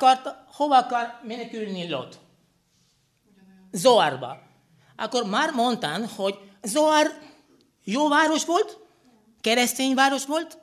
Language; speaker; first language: Hungarian; non-native, fluent; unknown